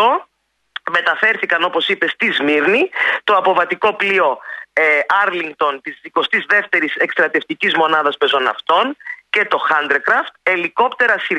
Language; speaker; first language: Greek; native; Greek